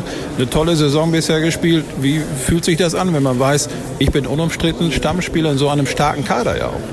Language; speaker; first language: German; native; German